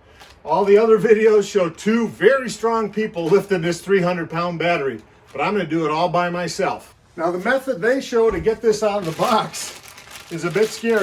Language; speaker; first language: English; native; English